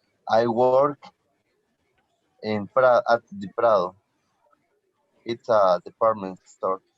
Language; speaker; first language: English; non-native, learner; Spanish